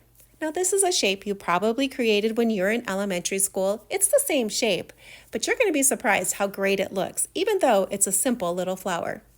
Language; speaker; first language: English; native; English